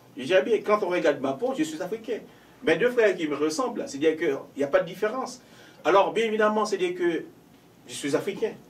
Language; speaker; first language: French; non-native, local second language; Haitian Creole